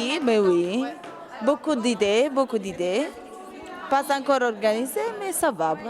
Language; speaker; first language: French; non-native, fluent; Italian